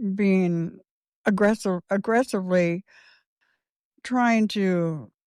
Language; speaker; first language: English; native; English